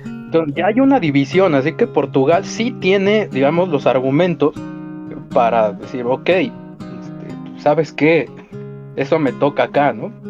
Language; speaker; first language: Spanish; native; Spanish